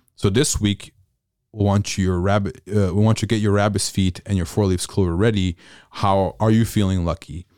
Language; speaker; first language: English; non-native, fluent; Italian